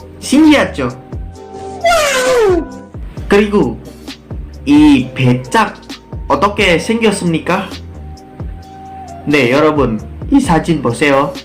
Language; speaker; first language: Korean; non-native, learner; Indonesian